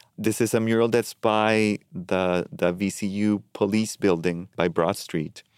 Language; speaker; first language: English; non-native, fluent; Spanish